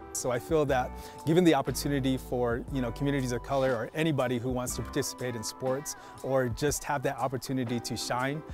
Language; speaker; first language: English; native; English